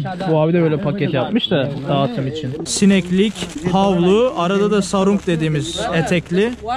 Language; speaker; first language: Turkish; native; Turkish